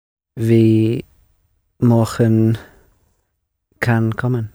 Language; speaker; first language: Dutch; non-native, learner; English